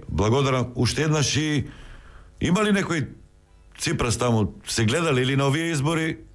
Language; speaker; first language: Macedonian; native; Macedonian